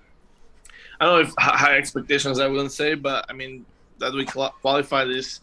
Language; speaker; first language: English; non-native, fluent; Slovak